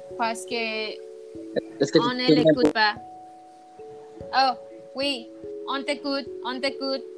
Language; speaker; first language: French; non-native, learner; Spanish